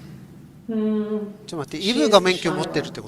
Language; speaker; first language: Japanese; native; Japanese